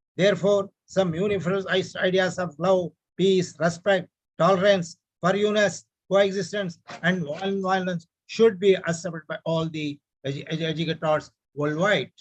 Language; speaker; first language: English; non-native, local second language; Urdu